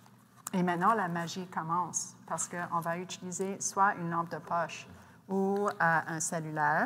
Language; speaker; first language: French; non-native, local second language; English